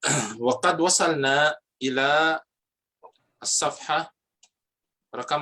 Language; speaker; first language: Arabic; non-native, fluent; Filipino